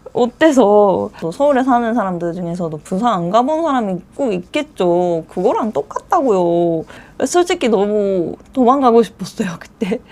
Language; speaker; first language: Korean; non-native, fluent; Japanese